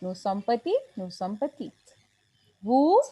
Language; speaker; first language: French; non-native, fluent; Hindi